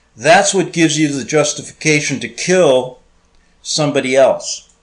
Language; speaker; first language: English; native; English